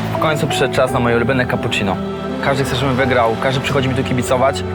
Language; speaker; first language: Polish; native; Polish